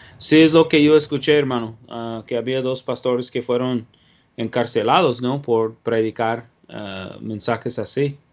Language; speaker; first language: Spanish; non-native, fluent; English